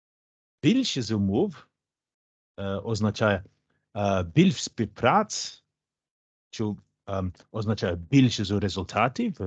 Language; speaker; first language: Ukrainian; non-native, learner; English